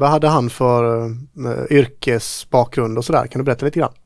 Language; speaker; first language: Swedish; native; Swedish